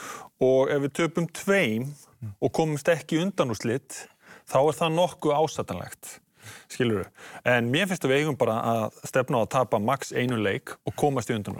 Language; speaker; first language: Icelandic; native; Icelandic